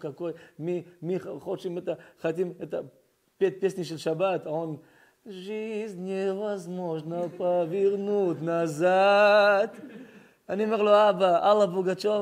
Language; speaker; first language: Russian; early bilingual, heritage; Russian